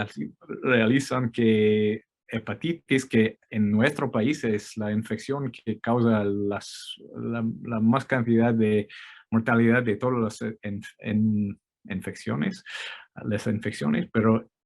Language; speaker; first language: Spanish; non-native, fluent; English